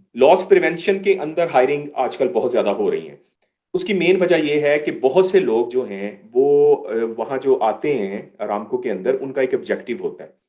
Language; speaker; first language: Urdu; native; Urdu